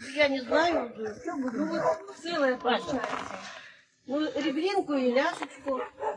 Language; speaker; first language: Russian; native; Russian